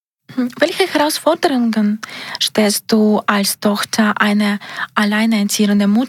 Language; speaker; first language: German; non-native, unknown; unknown